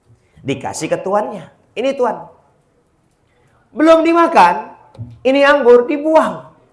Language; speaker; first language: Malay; non-native, local second language; Javanese